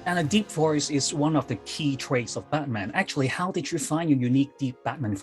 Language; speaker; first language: English; non-native, fluent; Cantonese